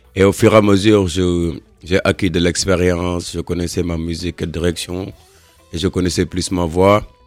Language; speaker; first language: French; non-native, local second language; Wolof